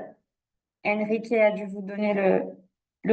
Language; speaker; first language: Portuguese; non-native, fluent; French